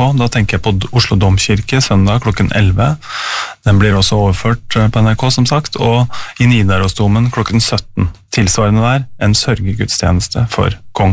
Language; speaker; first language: Norwegian; native; Norwegian